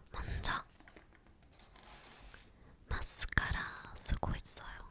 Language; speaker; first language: Korean; non-native, learner; English